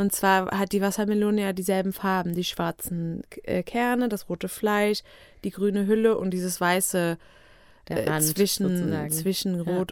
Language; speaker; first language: German; native; German